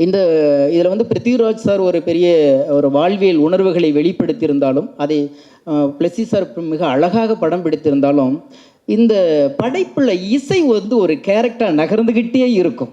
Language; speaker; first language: Tamil; native; Tamil